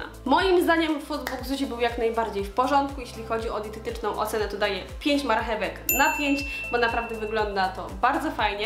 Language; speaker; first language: Polish; native; Polish